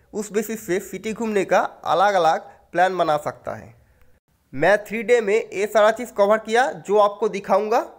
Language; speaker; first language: Hindi; non-native, local second language; Bangla